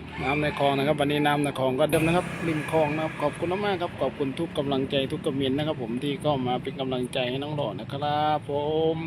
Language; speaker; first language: Thai; native; Thai